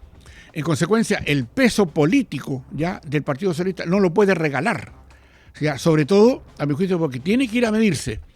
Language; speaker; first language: Spanish; native; Spanish